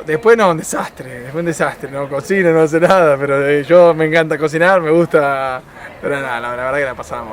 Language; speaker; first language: Spanish; native; Spanish